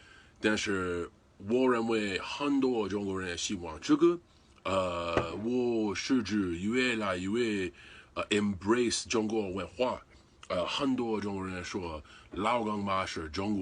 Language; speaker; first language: Chinese; non-native, learner; English